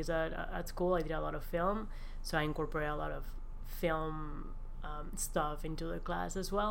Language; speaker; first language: English; non-native, fluent; Spanish